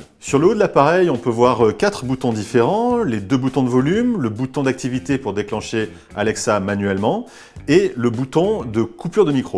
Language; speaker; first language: French; native; French